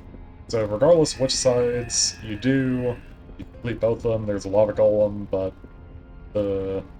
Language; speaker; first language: English; native; English